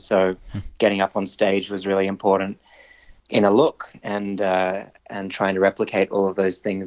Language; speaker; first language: English; native; English